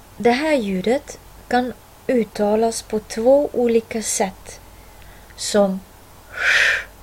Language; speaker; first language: Swedish; non-native, fluent; Arabic